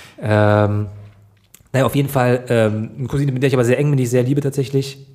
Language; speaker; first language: German; early bilingual, other home language; Turkish